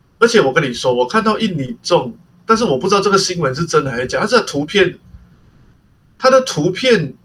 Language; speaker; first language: Chinese; native; Chinese